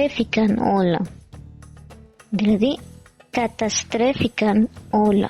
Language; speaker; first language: Greek; non-native, fluent; Arabic